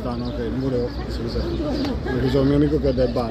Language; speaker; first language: Italian; native; Italian